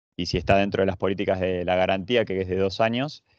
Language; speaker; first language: Spanish; native; Spanish